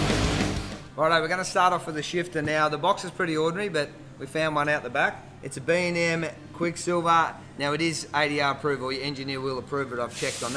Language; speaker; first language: English; native; English